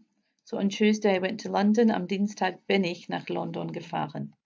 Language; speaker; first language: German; non-native, fluent; English